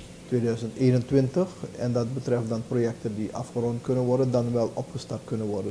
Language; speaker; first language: Dutch; native; Dutch